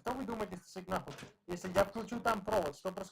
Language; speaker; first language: Russian; non-native, learner; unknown